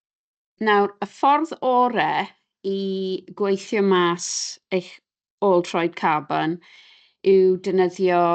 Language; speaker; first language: Welsh; non-native, local second language; English